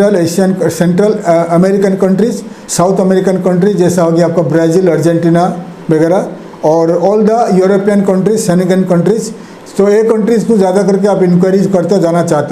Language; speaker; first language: Hindi; non-native, local second language; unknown